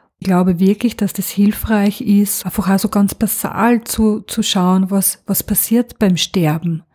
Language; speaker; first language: German; native; German